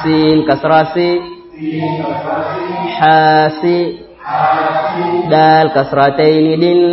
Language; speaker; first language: Arabic; non-native, learner; Swahili